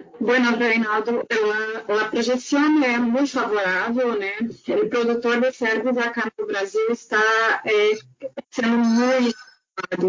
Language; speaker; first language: Spanish; non-native, learner; Portuguese